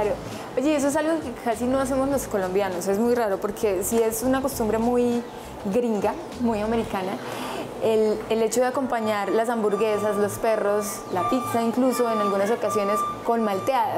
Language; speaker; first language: Spanish; native; Spanish